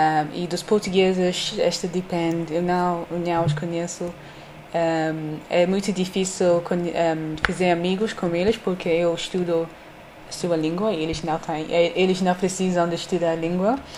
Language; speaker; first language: Portuguese; non-native, learner; English